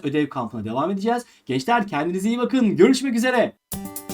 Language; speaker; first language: Turkish; native; Turkish